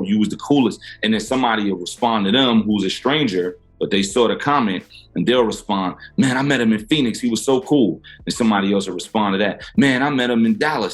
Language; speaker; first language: English; native; English